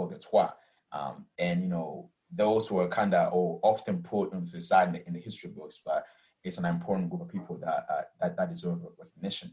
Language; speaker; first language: English; early bilingual, other home language; Rundi